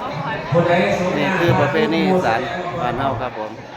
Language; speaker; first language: Thai; non-native, local second language; Northeastern Thai